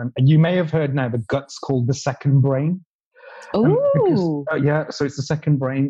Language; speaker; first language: English; native; English